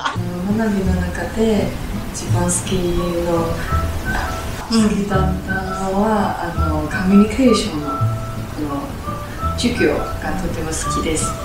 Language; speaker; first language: Japanese; non-native, learner; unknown